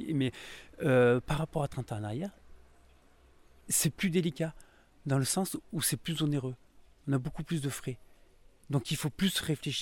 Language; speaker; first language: French; native; French